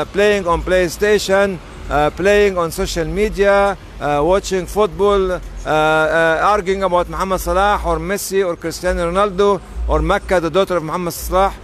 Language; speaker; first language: English; non-native, fluent; Arabic